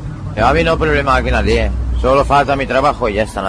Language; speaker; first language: Spanish; non-native, learner; Hungarian